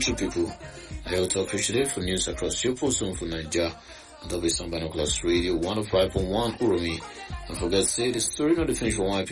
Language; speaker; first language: Nigerian Pidgin; non-native, local second language; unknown